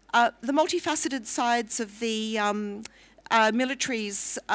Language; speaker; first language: English; native; English